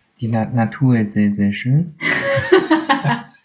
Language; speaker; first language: German; non-native, learner; Chinese